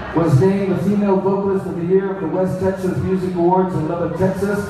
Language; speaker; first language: English; early bilingual, other home language; Spanish